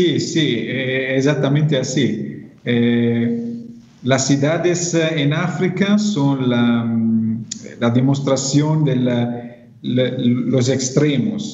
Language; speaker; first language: Spanish; non-native, fluent; Italian